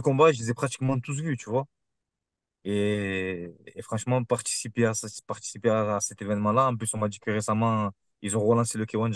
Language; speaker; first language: French; native; French